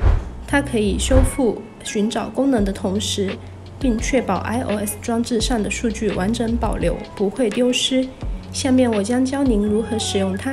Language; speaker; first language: Chinese; native; Chinese